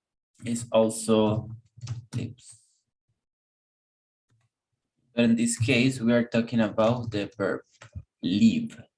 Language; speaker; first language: English; non-native, fluent; Spanish